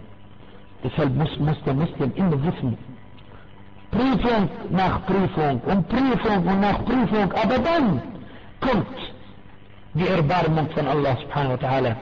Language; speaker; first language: German; non-native, fluent; Arabic